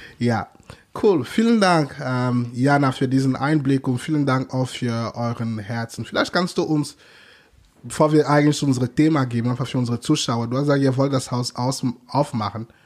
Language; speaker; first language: German; non-native, fluent; English